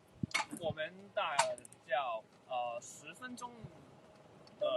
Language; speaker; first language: Chinese; early bilingual, heritage; Chinese